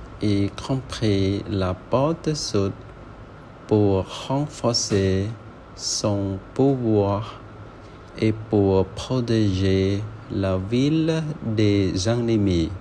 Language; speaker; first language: French; non-native, learner; Khmer